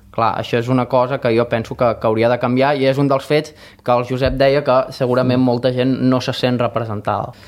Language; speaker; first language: Catalan; native; Catalan